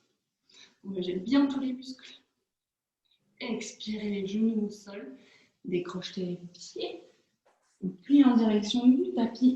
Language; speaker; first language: French; native; French